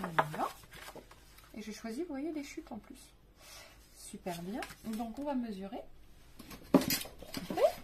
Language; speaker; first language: French; native; French